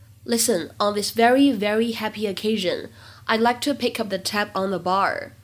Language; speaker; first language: English; non-native, fluent; Chinese